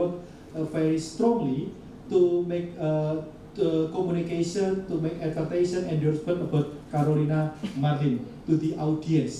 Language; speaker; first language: English; non-native, learner; Indonesian